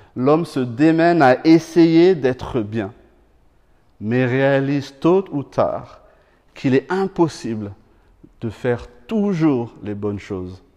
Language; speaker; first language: French; non-native, local second language; Malagasy